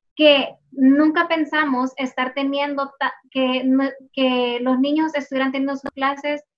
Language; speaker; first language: Spanish; native; Spanish